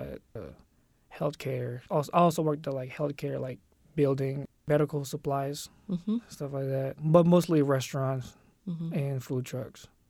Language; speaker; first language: English; non-native, local second language; Filipino